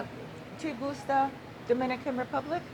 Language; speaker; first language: Spanish; non-native, learner; English